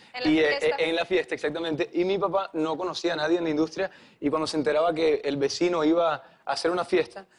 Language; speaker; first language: Spanish; early bilingual, heritage; Spanish